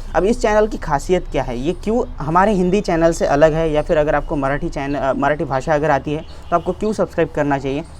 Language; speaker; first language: Hindi; non-native, local second language; Marathi